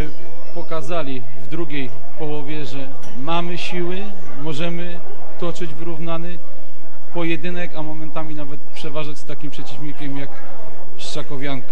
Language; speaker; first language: Polish; native; Polish